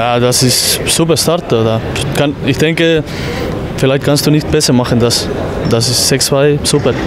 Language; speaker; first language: German; non-native, learner; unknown